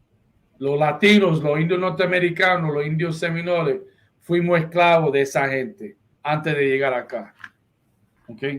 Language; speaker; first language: Spanish; early bilingual, heritage; Spanish